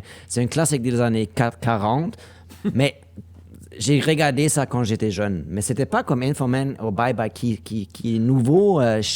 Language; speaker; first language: French; non-native, learner; German